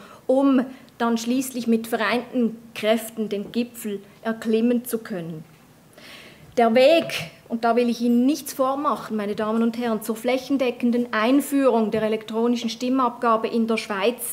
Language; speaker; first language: German; native; German